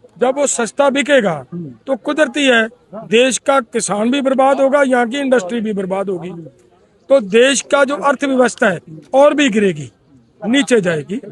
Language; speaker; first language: Hindi; non-native, local second language; Punjabi